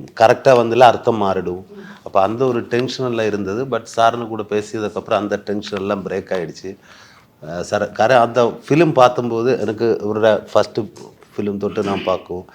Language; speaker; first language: Tamil; non-native, learner; Malayalam